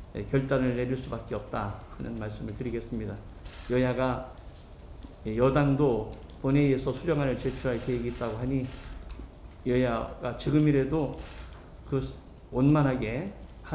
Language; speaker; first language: Korean; native; Korean